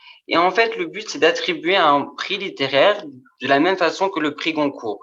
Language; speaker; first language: French; native; French